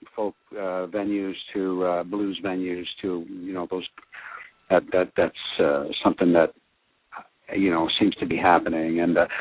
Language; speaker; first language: English; early bilingual, other home language; French